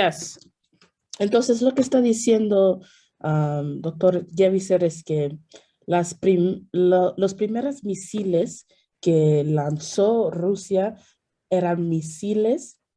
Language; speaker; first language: Spanish; non-native, fluent; English